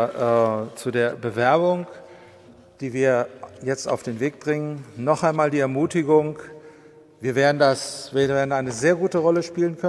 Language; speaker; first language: German; native; German